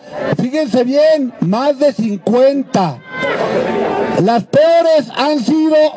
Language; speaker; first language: Spanish; native; Spanish